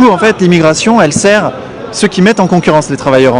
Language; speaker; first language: French; native; French